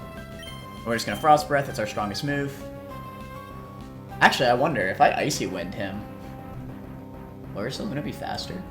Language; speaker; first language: English; native; English